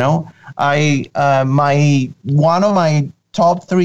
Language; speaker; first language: English; non-native, fluent; Spanish